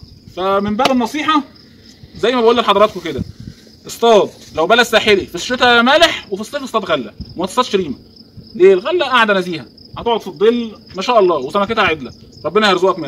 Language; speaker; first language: Arabic; native; Arabic